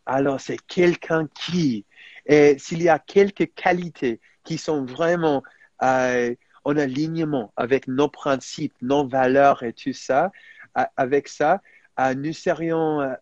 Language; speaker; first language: French; non-native, fluent; English